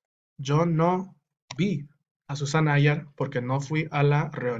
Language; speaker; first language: Spanish; non-native, fluent; English